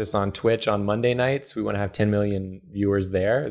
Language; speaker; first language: English; native; English